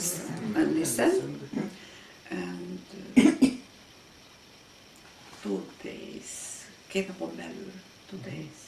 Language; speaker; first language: English; non-native, learner; Hungarian